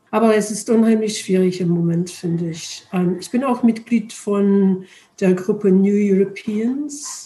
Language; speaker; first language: German; non-native, learner; English